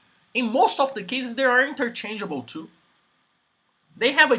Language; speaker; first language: English; non-native, fluent; Portuguese